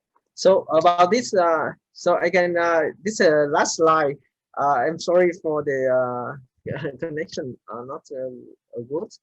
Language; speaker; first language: English; non-native, learner; Vietnamese